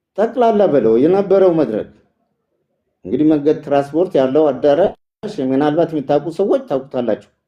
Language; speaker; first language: Amharic; non-native, local second language; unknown